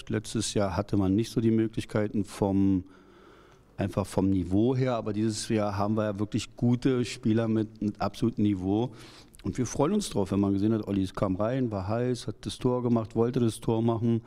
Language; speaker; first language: German; native; German